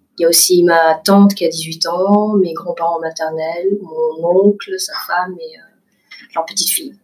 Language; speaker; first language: French; early bilingual, other home language; Vietnamese